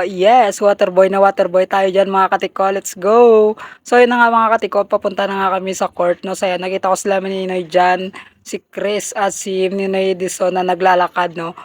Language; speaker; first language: Filipino; non-native, local second language; Hiligaynon